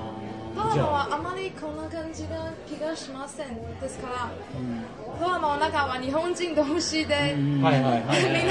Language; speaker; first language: Japanese; non-native, learner; Chinese